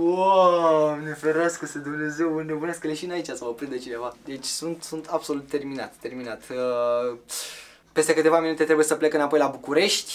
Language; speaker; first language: Romanian; native; Romanian